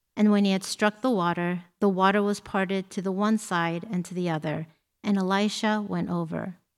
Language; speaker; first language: English; native; English